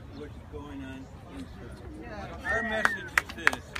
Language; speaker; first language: English; native; English